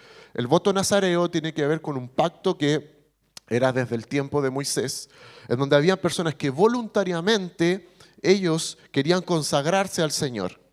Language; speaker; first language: Spanish; native; Spanish